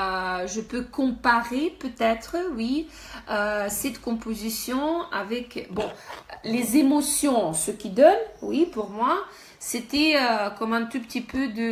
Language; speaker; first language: French; non-native, fluent; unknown